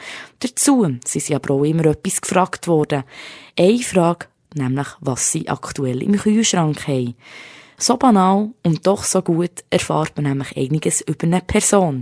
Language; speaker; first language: German; native; German